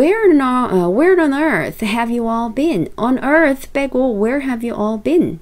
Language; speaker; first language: English; non-native, fluent; Korean